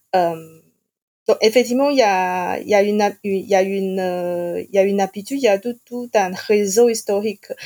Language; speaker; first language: French; non-native, fluent; Chinese